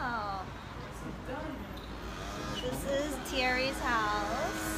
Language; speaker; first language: English; early bilingual, other home language; Korean